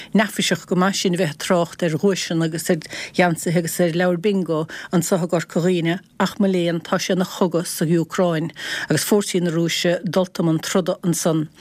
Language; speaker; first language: Irish; native; Irish